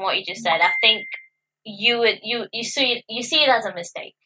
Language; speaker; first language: English; non-native, local second language; Yoruba